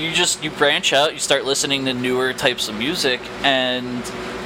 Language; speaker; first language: English; native; English